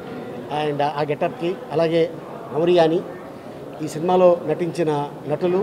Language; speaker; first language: Telugu; native; Telugu